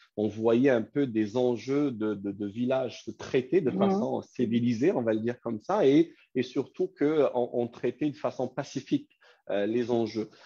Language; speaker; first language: French; non-native, local second language; Kabyle